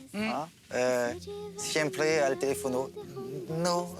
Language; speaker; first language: Spanish; non-native, learner; French